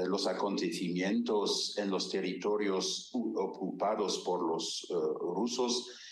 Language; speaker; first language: Spanish; non-native, fluent; German